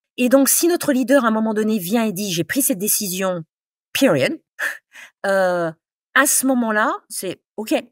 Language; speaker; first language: French; native; French